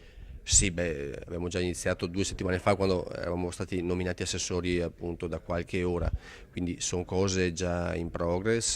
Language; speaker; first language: Italian; native; Italian